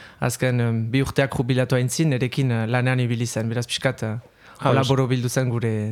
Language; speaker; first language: Basque; native; Basque